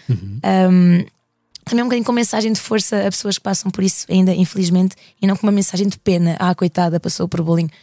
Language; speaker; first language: Portuguese; native; Portuguese